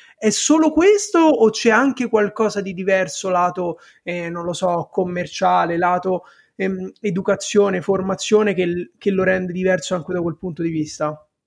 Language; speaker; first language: Italian; native; Italian